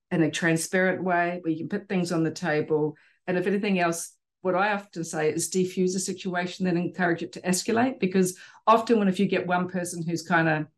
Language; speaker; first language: English; native; English